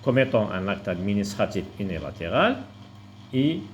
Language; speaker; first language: French; non-native, local second language; Arabic